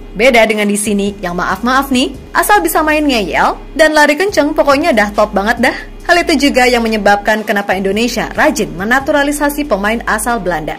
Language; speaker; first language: Indonesian; native; Indonesian